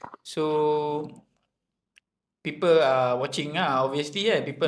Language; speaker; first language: English; non-native, local second language; Malay